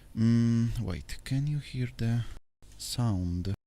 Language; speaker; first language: English; non-native, fluent; Polish